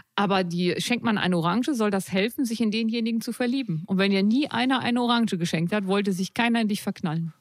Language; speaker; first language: German; native; German